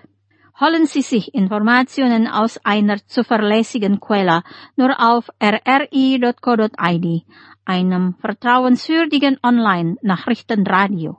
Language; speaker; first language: German; non-native, fluent; Indonesian